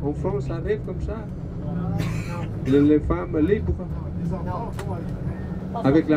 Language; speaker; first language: French; non-native, learner; Balinese